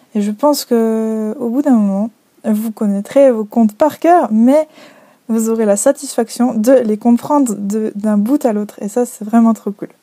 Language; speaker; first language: French; native; French